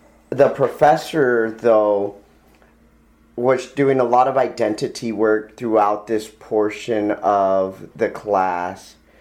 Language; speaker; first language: English; early bilingual, other home language; Spanish